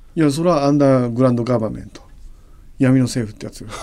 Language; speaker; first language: Japanese; native; Japanese